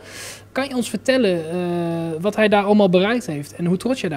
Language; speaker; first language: Dutch; native; Dutch